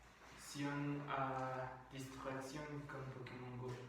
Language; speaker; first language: French; non-native, learner; Spanish